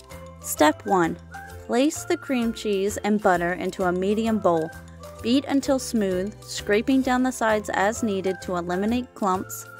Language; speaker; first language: English; native; English